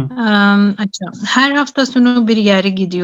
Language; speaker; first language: Turkish; non-native, learner; Urdu